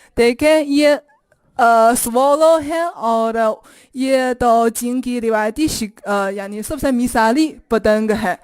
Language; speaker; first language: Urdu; non-native, fluent; Chinese